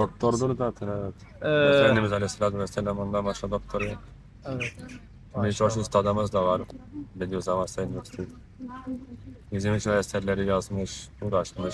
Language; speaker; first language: Turkish; non-native, learner; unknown